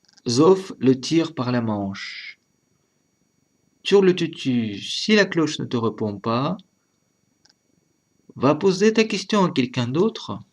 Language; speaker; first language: French; non-native, learner; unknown